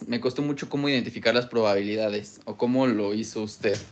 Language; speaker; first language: Spanish; native; Spanish